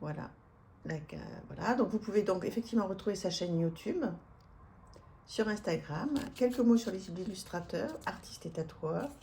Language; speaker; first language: French; native; French